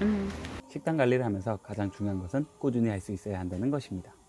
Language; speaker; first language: Korean; native; Korean